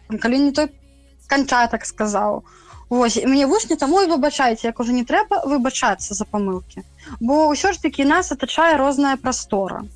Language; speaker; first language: Belarusian; native; Belarusian